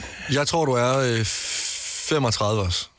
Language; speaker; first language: Danish; native; Danish